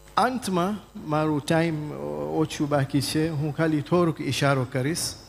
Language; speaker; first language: Gujarati; early bilingual, heritage; Gujarati